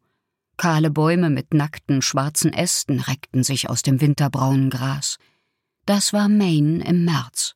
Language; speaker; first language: German; native; German